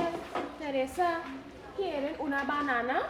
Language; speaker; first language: Spanish; non-native, learner; English